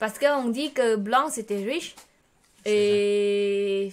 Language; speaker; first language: French; non-native, learner; Khmer